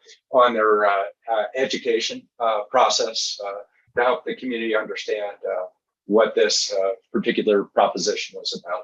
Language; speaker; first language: English; native; English